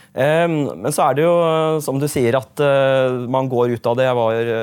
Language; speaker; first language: Norwegian; native; Norwegian